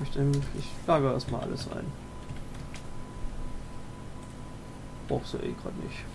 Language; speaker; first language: German; native; German